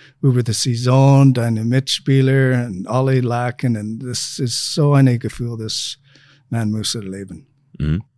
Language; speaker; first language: German; non-native, fluent; English